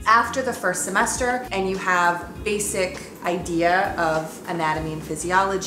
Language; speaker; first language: English; early bilingual, other home language; Italian